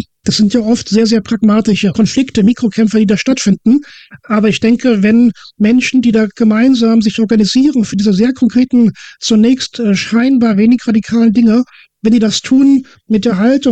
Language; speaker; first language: German; native; German